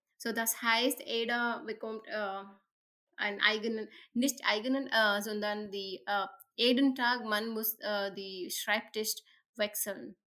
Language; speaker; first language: German; non-native, learner; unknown